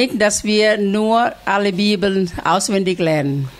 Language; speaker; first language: German; non-native, learner; Thai